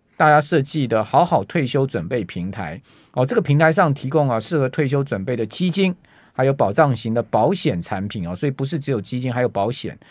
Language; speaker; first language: Chinese; native; Chinese